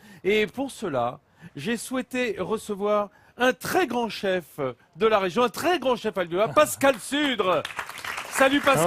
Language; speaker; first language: French; native; French